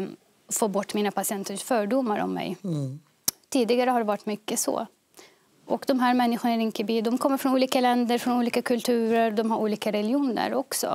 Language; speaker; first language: Swedish; early bilingual, other home language; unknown